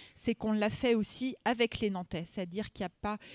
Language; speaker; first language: French; native; French